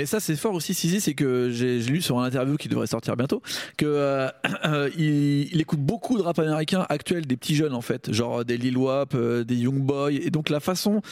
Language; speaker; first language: French; native; French